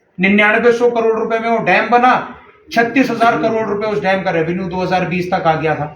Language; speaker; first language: Hindi; native; Hindi